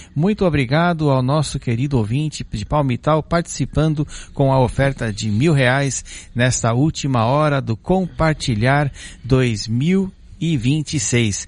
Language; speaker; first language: Portuguese; native; Portuguese